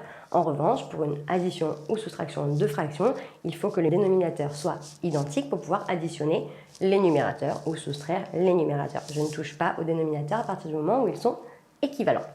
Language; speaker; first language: French; native; French